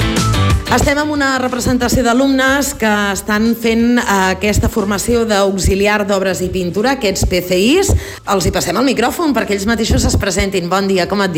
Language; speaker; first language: Catalan; native; Catalan